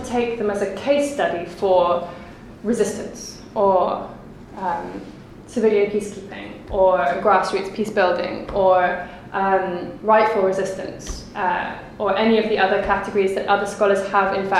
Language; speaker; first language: English; native; English